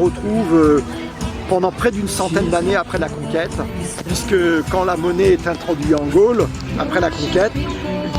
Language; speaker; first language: French; native; French